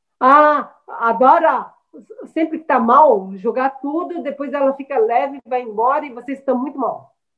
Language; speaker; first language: Portuguese; early bilingual, other home language; Chinese